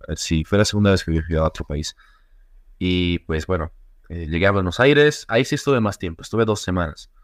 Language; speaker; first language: Spanish; native; Spanish